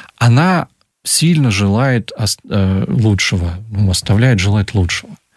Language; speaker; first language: Russian; native; Russian